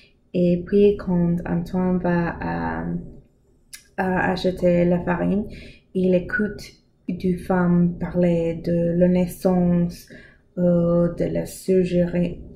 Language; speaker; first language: French; non-native, learner; English